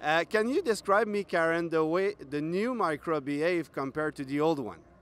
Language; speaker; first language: English; non-native, fluent; French